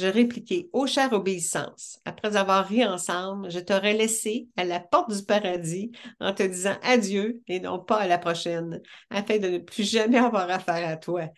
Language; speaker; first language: French; native; French